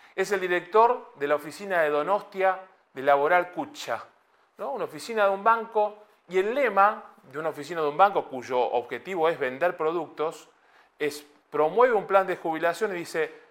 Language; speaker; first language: Spanish; native; Spanish